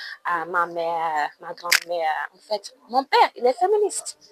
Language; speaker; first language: French; non-native, learner; English